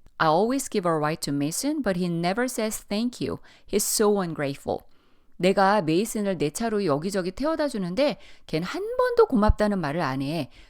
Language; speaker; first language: Korean; early bilingual, heritage; Korean